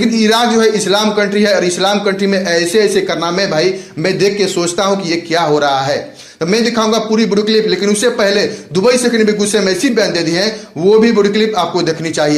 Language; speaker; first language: Hindi; native; Hindi